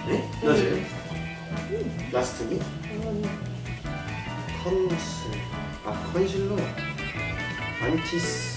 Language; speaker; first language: Japanese; non-native, learner; Korean